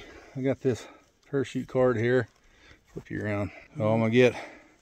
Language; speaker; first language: English; native; English